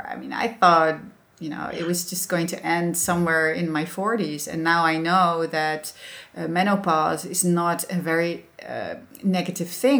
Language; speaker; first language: English; non-native, fluent; Dutch